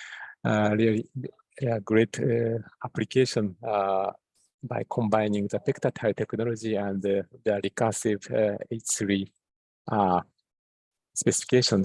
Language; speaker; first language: English; non-native, fluent; Japanese